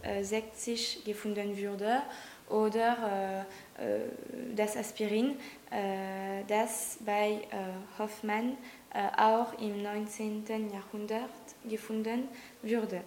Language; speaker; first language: German; non-native, learner; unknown